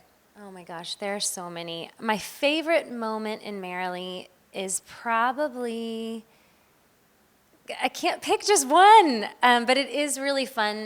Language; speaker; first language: English; native; English